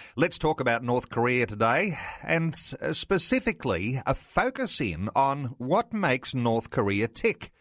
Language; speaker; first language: English; native; English